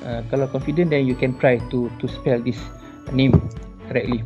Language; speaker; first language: English; non-native, local second language; Malay